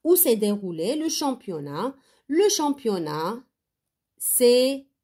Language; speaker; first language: French; non-native, local second language; Arabic